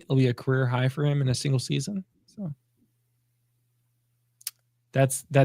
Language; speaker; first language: English; native; English